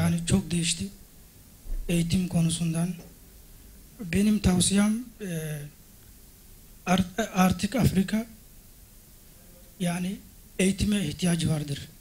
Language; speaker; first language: Turkish; non-native, fluent; Somali